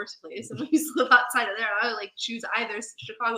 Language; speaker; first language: English; native; English